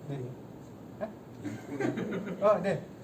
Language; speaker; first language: Korean; non-native, learner; Mongolian